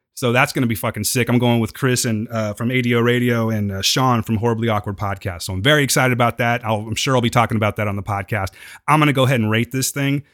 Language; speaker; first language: English; native; English